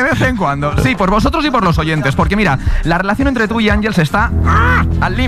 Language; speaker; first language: Spanish; native; Spanish